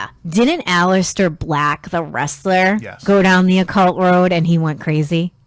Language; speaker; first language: English; native; English